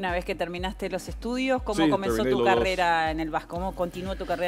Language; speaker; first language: Spanish; native; Spanish